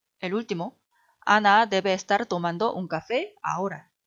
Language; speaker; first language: Spanish; non-native, fluent; Korean